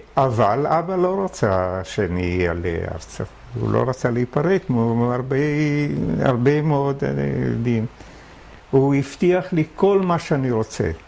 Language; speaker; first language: Hebrew; early bilingual, other home language; German